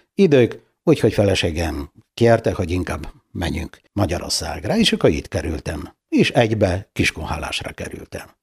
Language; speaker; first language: Hungarian; non-native, fluent; Polish